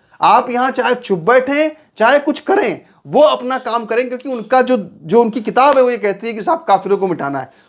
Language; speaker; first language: Hindi; native; Hindi